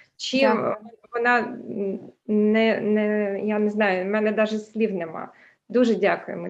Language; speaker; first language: Ukrainian; early bilingual, heritage; Ukrainian